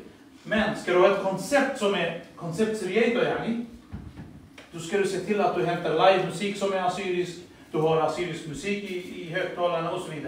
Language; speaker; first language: Swedish; early bilingual, other home language; Assyrian Neo-Aramaic